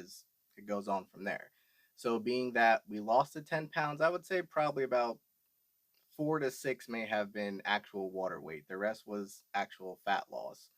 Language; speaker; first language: English; native; English